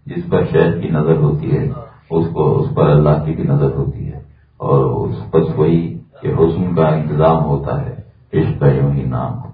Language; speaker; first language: Urdu; native; Urdu